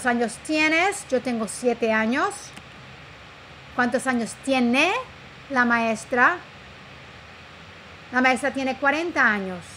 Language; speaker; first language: Spanish; non-native, fluent; English